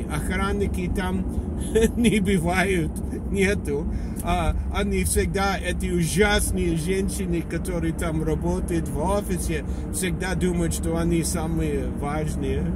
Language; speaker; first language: Russian; non-native, learner; English